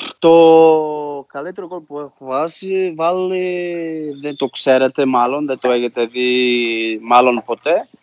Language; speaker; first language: Greek; non-native, fluent; Portuguese